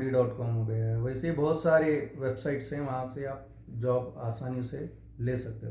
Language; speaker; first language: Hindi; native; Hindi